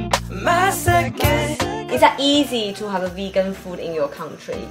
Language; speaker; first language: English; non-native, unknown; Chinese